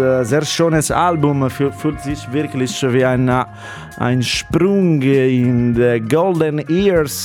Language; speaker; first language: German; non-native, learner; Italian